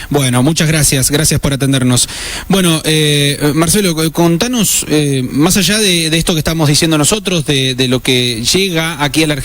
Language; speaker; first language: Spanish; native; Spanish